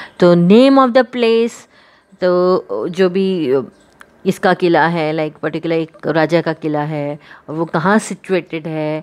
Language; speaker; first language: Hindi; non-native, local second language; Gujarati